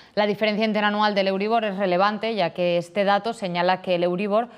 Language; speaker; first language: Spanish; native; Spanish